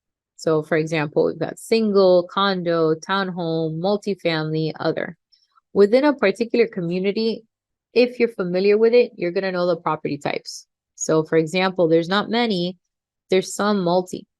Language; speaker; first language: English; native; English